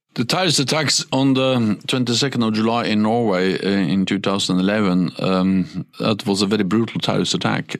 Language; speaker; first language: English; non-native, fluent; Norwegian